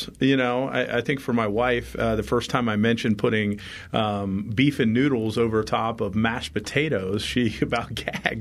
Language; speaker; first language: English; native; English